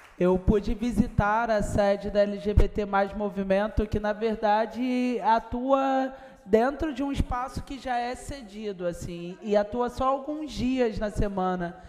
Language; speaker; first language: Portuguese; native; Portuguese